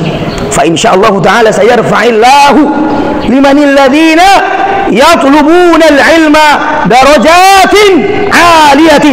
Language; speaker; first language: Arabic; non-native, fluent; Indonesian